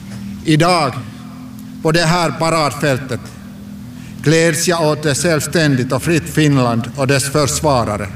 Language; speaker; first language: Swedish; non-native, local second language; Finnish